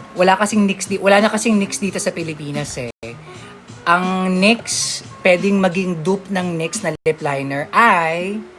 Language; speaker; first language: Filipino; native; Filipino